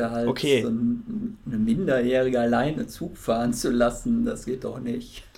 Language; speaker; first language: German; native; German